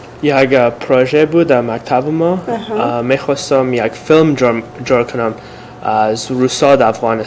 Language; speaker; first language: Persian; early bilingual, heritage; Persian